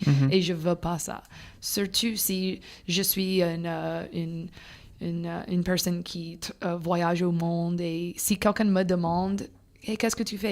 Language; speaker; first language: French; non-native, fluent; English